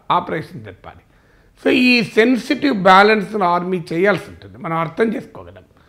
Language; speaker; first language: Telugu; native; Telugu